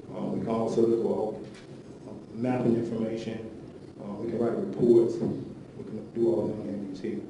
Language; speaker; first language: English; native; English